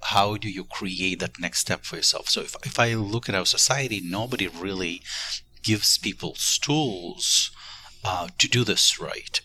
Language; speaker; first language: English; non-native, fluent; Ukrainian